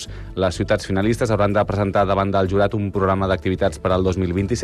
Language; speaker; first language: Catalan; native; Catalan